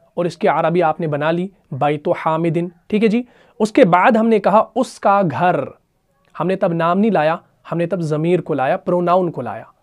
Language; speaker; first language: Urdu; non-native, local second language; Punjabi